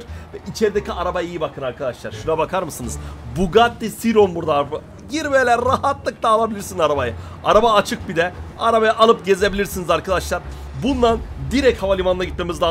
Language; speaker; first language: Turkish; native; Turkish